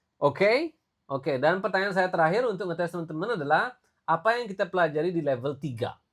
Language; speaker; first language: Indonesian; native; Indonesian